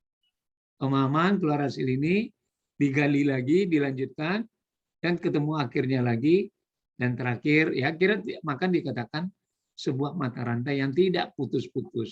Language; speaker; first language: Indonesian; native; Indonesian